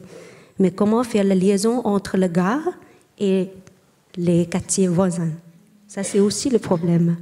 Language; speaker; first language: French; non-native, learner; Chinese